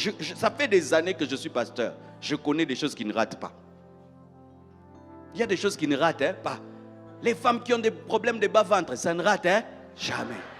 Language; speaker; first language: French; non-native, local second language; Lingala